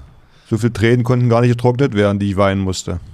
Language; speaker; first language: German; native; German